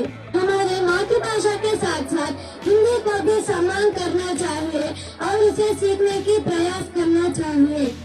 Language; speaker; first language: Hindi; non-native, local second language; Telugu